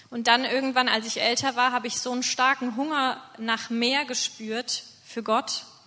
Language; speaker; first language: German; native; German